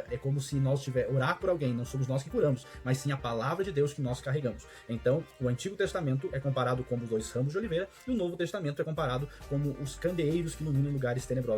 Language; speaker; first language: Portuguese; native; Portuguese